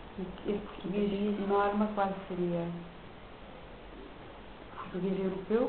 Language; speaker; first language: Portuguese; non-native, local second language; Kabuverdianu